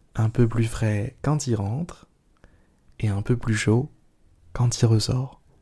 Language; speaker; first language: French; native; French